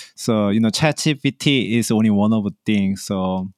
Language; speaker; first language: English; non-native, learner; Korean